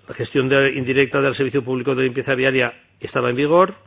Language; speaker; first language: Spanish; non-native, local second language; Catalan